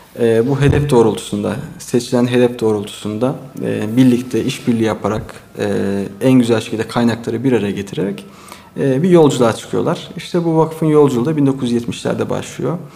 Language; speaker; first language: Turkish; native; Turkish